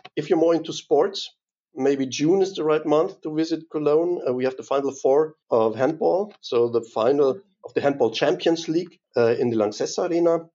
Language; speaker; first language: English; non-native, fluent; German